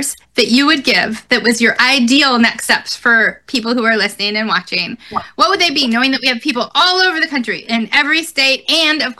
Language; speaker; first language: English; native; English